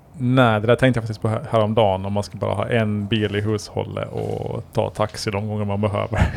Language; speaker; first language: Swedish; native; Swedish